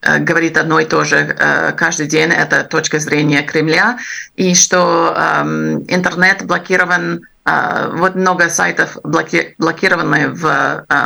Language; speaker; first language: Russian; non-native, fluent; English